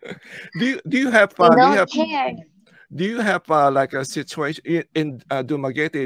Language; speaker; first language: English; non-native, local second language; Filipino